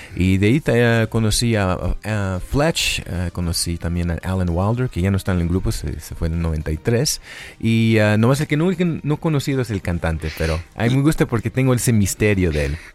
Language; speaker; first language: Spanish; early bilingual, heritage; Spanish